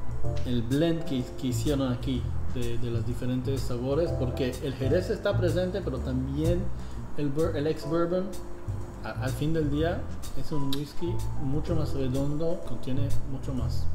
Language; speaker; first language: Spanish; non-native, fluent; English